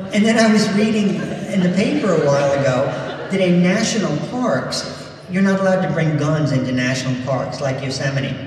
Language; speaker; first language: English; native; English